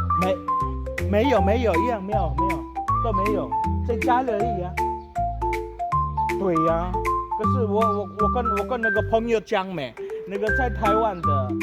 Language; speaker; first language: Chinese; non-native, learner; Filipino